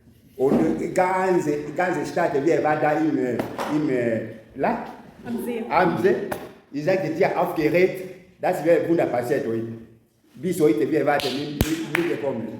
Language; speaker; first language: German; non-native, learner; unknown